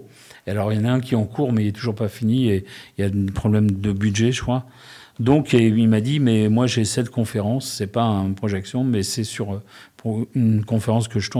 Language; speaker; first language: French; native; French